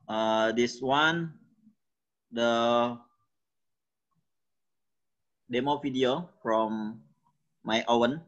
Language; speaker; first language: English; non-native, learner; Indonesian